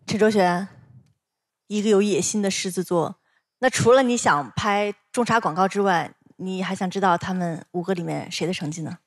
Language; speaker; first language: Chinese; native; Chinese